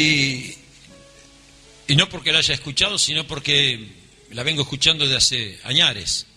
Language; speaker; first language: Spanish; native; Spanish